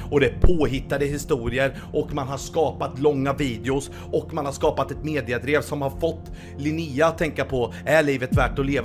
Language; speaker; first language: Swedish; native; Swedish